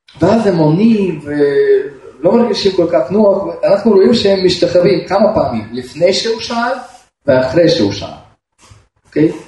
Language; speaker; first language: Hebrew; non-native, fluent; Russian